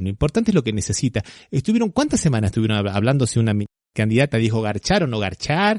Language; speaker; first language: Spanish; native; Spanish